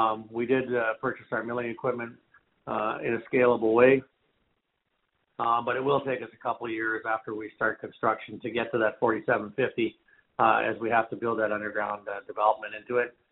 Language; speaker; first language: English; native; English